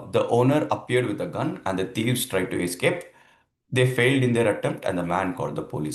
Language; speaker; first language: English; non-native, local second language; Kannada